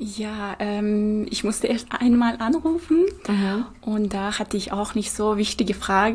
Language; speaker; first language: German; non-native, fluent; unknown